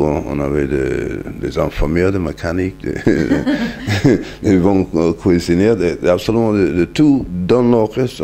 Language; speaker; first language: French; non-native, learner; English